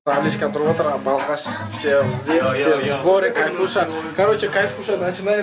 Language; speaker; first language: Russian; non-native, local second language; Kazakh